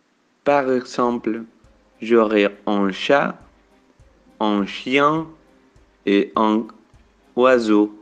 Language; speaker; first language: French; non-native, fluent; Spanish